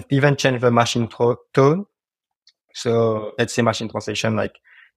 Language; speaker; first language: English; non-native, fluent; French